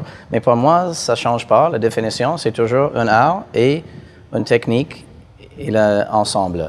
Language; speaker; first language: French; non-native, fluent; English